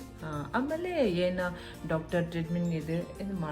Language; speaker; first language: Kannada; non-native, local second language; Tibetan